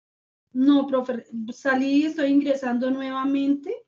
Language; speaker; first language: Spanish; native; Spanish